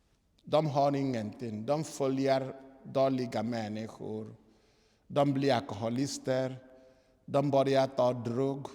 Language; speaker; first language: Swedish; non-native, fluent; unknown